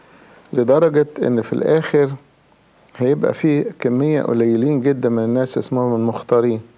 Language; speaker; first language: Arabic; native; Arabic